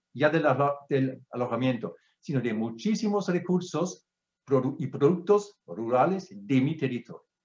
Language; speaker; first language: Spanish; non-native, fluent; German